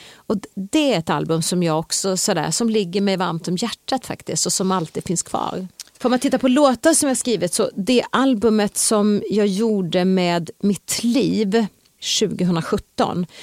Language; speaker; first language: Swedish; native; Swedish